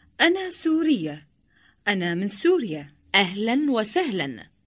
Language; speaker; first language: Arabic; non-native, learner; Indonesian